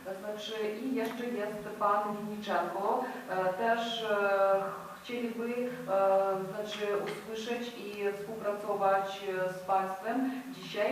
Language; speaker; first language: Polish; non-native, fluent; Ukrainian